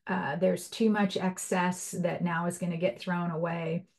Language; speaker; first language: English; native; English